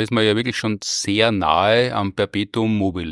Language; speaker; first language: German; native; German